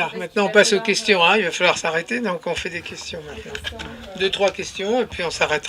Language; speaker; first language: French; native; French